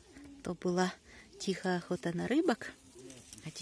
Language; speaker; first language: Russian; native; Russian